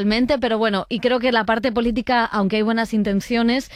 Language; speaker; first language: Spanish; native; Spanish